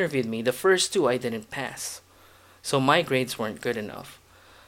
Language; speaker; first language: English; non-native, local second language; Filipino